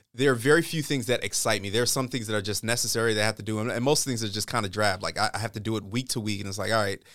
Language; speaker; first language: English; native; English